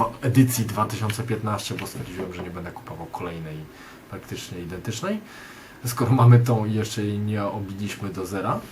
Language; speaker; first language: Polish; native; Polish